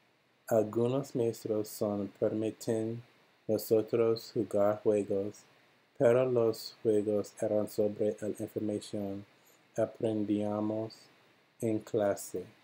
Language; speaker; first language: Spanish; non-native, learner; English